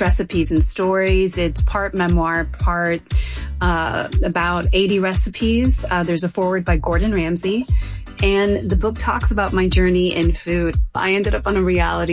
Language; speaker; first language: English; non-native, fluent; Spanish